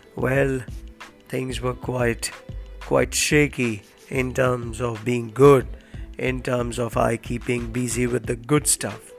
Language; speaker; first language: English; non-native, local second language; Hindi